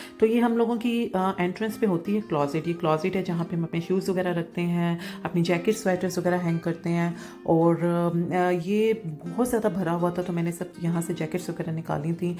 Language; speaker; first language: Urdu; native; Urdu